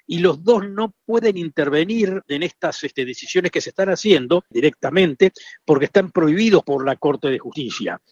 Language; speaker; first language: Spanish; native; Spanish